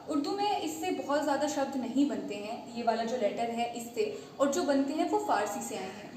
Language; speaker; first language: Hindi; native; Hindi